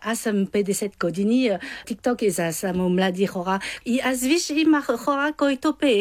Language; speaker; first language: Bulgarian; non-native, learner; French